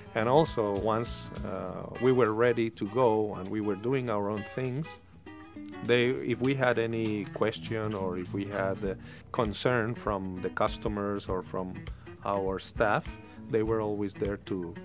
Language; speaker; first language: English; non-native, fluent; Spanish